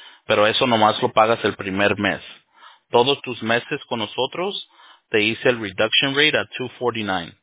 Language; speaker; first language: Spanish; early bilingual, heritage; Spanish